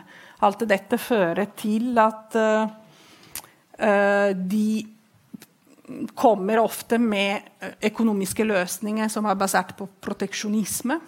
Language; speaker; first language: Norwegian; non-native, fluent; Italian